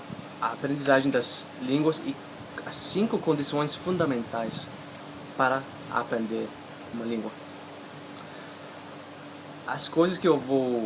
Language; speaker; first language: Portuguese; non-native, fluent; English